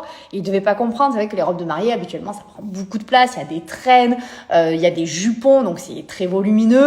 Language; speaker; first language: French; native; French